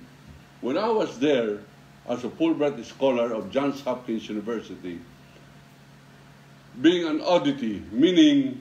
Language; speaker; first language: English; non-native, local second language; Filipino